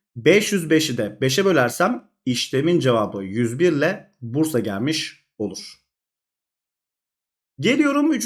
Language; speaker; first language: Turkish; native; Turkish